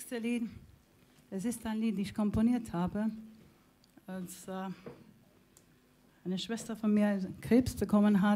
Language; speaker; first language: German; non-native, fluent; Spanish